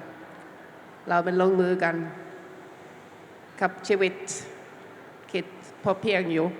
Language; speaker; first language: Thai; non-native, learner; Norwegian